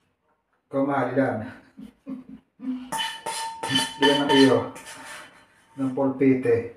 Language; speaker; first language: Italian; non-native, learner; Filipino